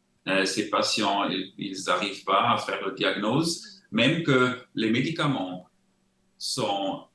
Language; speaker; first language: French; non-native, local second language; German